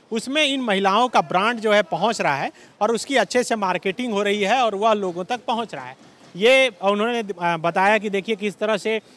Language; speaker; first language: Hindi; native; Hindi